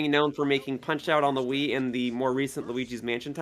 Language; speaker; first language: English; native; English